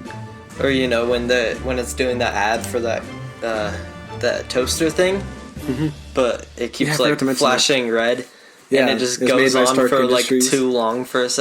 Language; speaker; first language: English; native; English